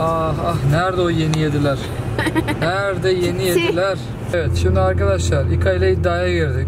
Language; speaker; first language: Turkish; native; Turkish